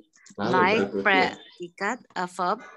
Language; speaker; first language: English; non-native, learner; Indonesian